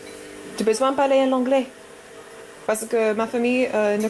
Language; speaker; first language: French; non-native, learner; English